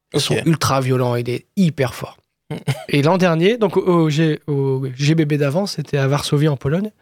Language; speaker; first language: French; native; French